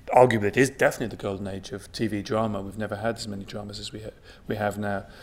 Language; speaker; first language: English; native; English